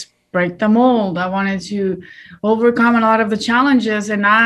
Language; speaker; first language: English; early bilingual, other home language; Spanish